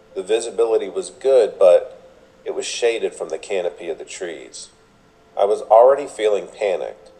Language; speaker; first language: English; native; English